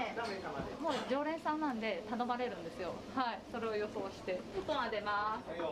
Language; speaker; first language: Japanese; native; Japanese